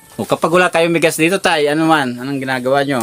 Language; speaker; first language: Filipino; native; Filipino